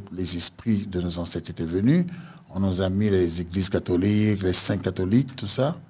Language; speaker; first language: French; native; French